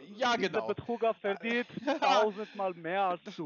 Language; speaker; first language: German; non-native, learner; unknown